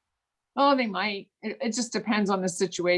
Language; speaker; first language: English; native; English